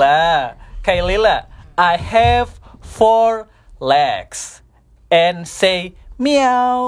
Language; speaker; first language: English; non-native, learner; Indonesian